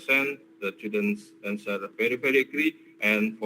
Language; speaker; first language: English; non-native, learner; Indonesian